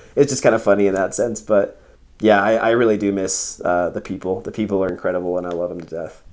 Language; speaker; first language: English; native; English